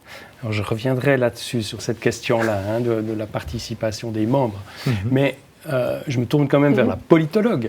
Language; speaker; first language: French; native; French